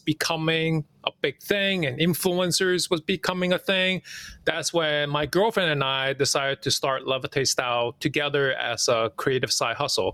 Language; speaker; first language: English; early bilingual, other home language; Cantonese